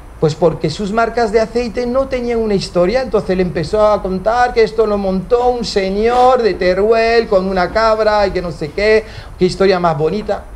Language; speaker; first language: Spanish; early bilingual, heritage; Spanish